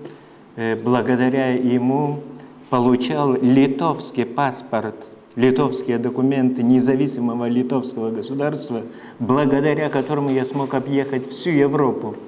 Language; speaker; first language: Russian; non-native, fluent; Lithuanian